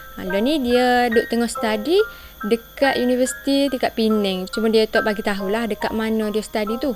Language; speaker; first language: Malay; native; Malay